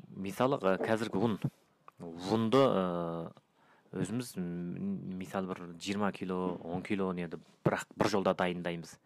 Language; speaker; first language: Kazakh; early bilingual, heritage; Kazakh